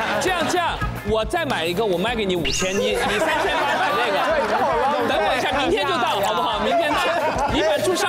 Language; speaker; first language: Chinese; native; Chinese